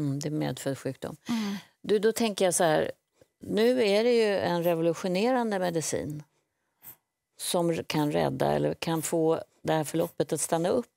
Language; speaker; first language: Swedish; native; Swedish